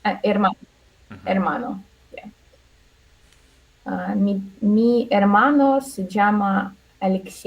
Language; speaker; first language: Spanish; non-native, learner; Russian